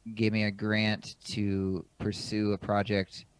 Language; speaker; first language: English; native; English